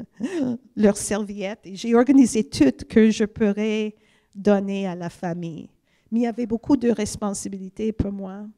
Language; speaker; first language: French; non-native, fluent; English